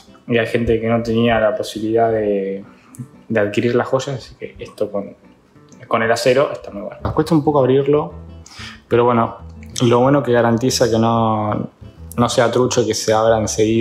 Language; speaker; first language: Spanish; native; Spanish